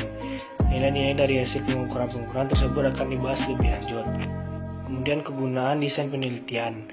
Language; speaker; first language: Indonesian; native; Indonesian